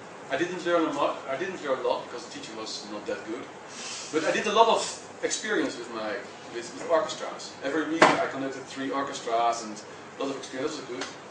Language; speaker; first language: English; non-native, fluent; Dutch